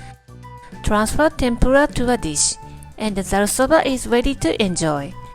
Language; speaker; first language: English; non-native, fluent; Japanese